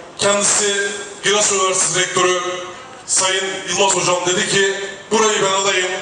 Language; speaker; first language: Turkish; native; Turkish